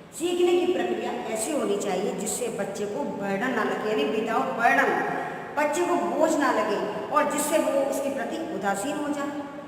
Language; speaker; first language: Hindi; native; Hindi